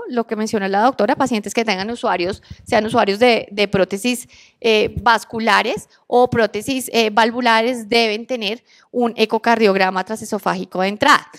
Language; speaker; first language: Spanish; native; Spanish